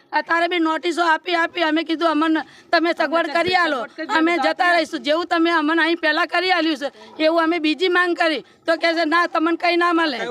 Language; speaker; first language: Gujarati; native; Gujarati